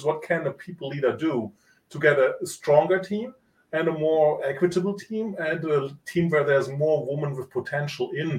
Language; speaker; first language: English; non-native, fluent; Italian